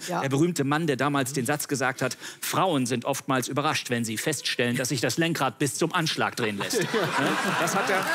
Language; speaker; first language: German; native; German